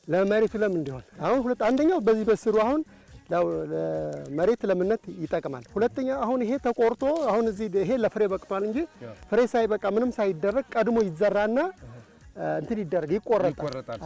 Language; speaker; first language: Amharic; native; Amharic